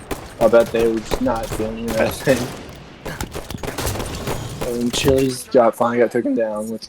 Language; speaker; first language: English; native; English